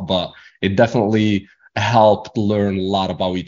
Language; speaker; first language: English; non-native, fluent; Arabic